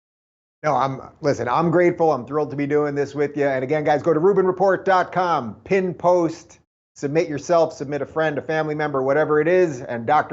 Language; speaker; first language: English; native; English